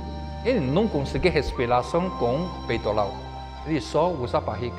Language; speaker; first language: Portuguese; non-native, learner; Chinese